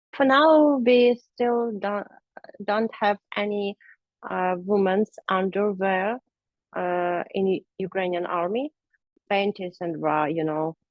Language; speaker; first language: English; non-native, learner; Ukrainian